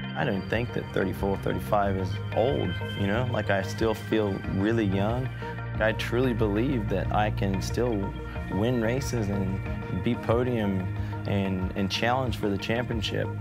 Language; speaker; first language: English; native; English